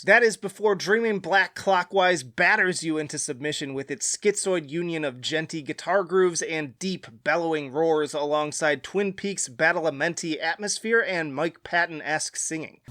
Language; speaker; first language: English; native; English